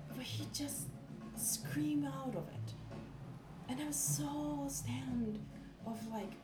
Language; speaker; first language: English; non-native, fluent; Japanese